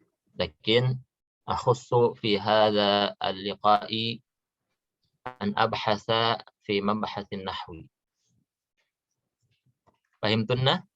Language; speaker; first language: Arabic; non-native, fluent; Indonesian